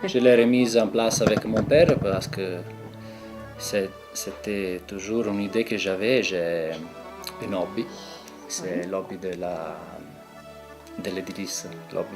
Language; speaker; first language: French; non-native, local second language; Italian